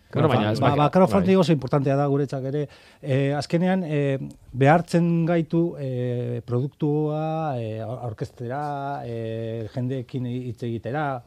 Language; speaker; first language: Basque; non-native, local second language; Spanish